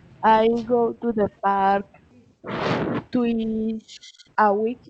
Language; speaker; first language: English; non-native, learner; Spanish